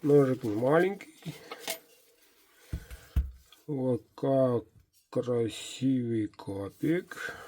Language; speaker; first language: Russian; non-native, local second language; Yakut